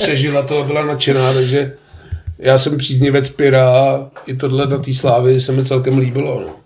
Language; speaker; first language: Czech; native; Czech